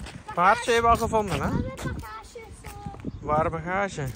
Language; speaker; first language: Dutch; native; Dutch